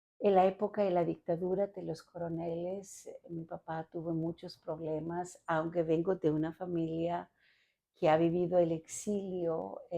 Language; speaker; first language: Spanish; non-native, fluent; Greek